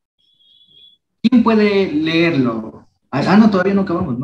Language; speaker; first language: Spanish; non-native, local second language; Quechua